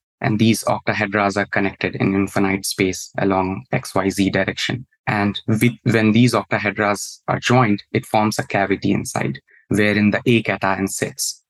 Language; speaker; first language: English; non-native, local second language; Hindi